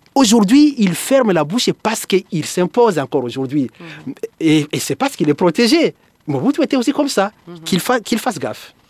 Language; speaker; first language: French; non-native, local second language; Swahili